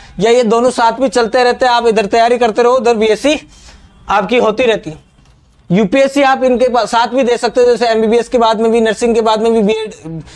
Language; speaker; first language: Hindi; native; Hindi